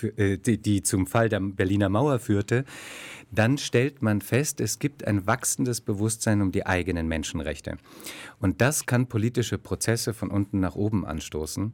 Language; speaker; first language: German; native; German